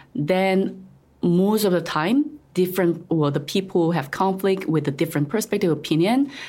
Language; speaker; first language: English; non-native, fluent; Korean